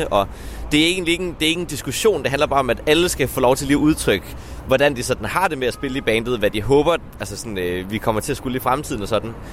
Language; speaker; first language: Danish; native; Danish